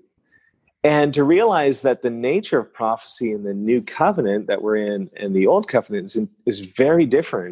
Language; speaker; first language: English; non-native, fluent; French